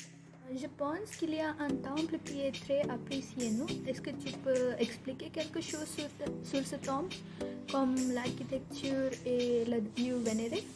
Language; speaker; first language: French; non-native, fluent; Konkani